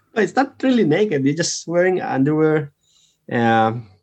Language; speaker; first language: English; non-native, local second language; Filipino